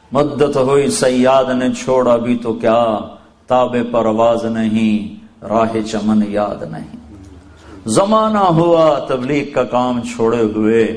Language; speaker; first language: Urdu; non-native, local second language; Punjabi